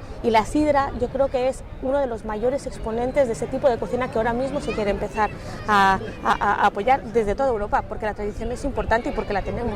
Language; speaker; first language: Spanish; native; Spanish